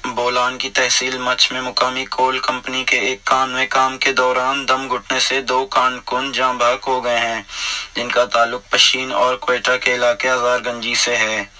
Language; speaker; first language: Urdu; non-native, local second language; Baluchi